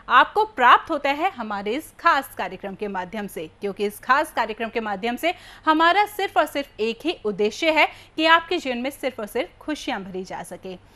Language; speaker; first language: Hindi; native; Hindi